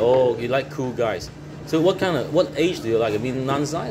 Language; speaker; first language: English; non-native, local second language; Cantonese